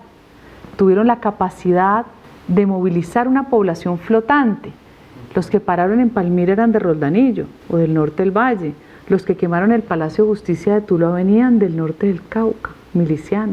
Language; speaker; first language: Spanish; native; Spanish